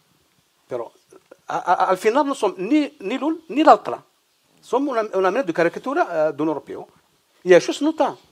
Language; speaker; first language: Catalan; non-native, fluent; Kabyle